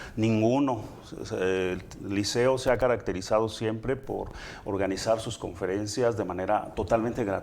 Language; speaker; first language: Spanish; native; Spanish